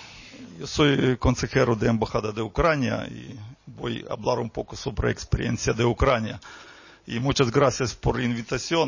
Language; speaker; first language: Spanish; non-native, fluent; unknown